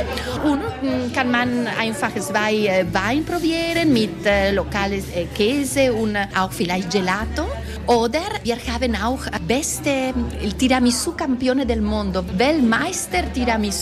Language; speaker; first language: German; non-native, learner; Italian